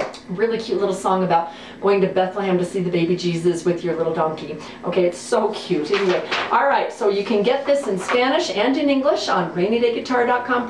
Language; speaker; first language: English; native; English